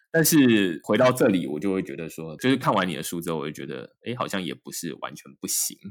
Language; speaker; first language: Chinese; native; Chinese